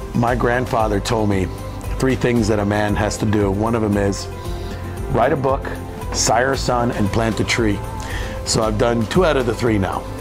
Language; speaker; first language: English; native; English